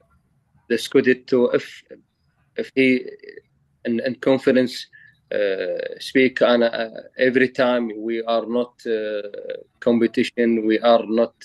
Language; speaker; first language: English; non-native, learner; Arabic